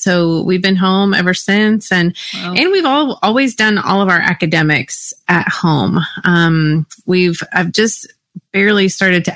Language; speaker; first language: English; native; English